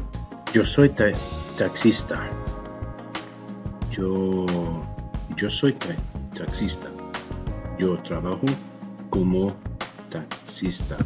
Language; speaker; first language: Spanish; non-native, learner; English